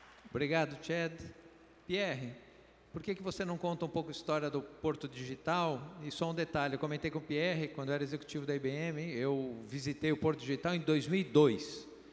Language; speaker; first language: Portuguese; native; Portuguese